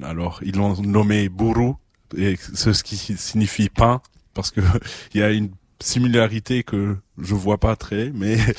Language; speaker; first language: French; non-native, fluent; German